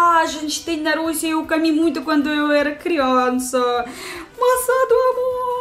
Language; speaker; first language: Portuguese; non-native, learner; Russian